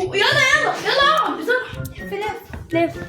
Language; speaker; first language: Arabic; native; Arabic